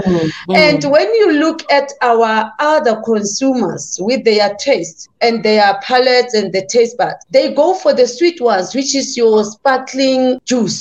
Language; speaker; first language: English; non-native, local second language; Southern Sotho